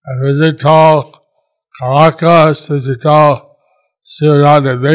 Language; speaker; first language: Spanish; non-native, learner; English